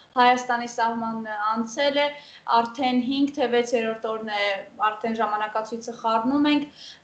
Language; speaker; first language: Armenian; native; Armenian